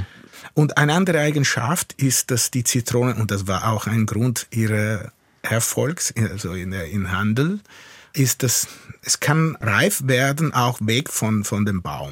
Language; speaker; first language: German; non-native, fluent; Italian